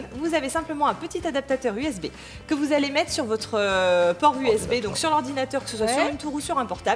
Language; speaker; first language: French; native; French